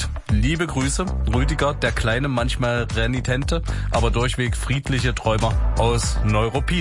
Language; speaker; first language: German; native; German